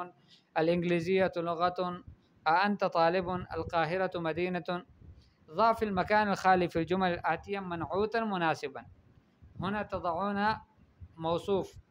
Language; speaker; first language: Arabic; non-native, fluent; Urdu